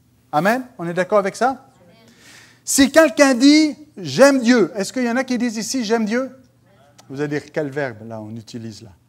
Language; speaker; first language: French; native; French